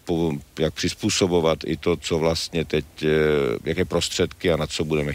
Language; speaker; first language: Czech; native; Czech